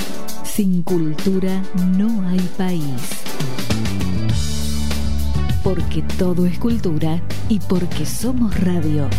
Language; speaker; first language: Spanish; native; Spanish